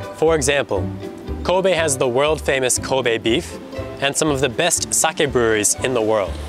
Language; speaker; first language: English; native; English